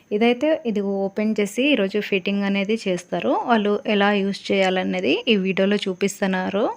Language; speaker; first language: Telugu; native; Telugu